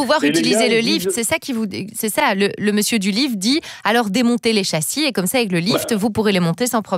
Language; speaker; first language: French; native; French